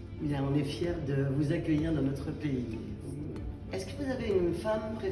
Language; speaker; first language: French; native; French